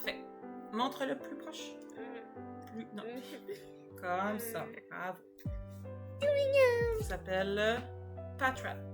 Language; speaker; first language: French; native; French